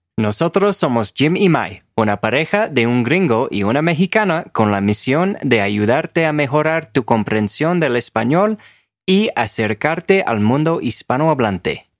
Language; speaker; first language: Spanish; non-native, fluent; English